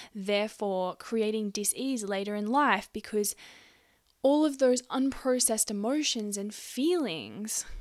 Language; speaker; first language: English; native; English